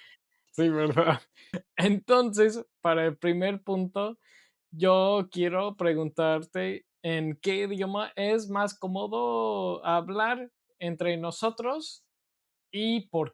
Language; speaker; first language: Spanish; non-native, learner; English